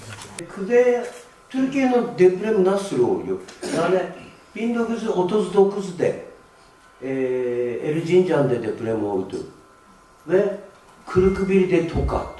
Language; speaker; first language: Turkish; non-native, fluent; Japanese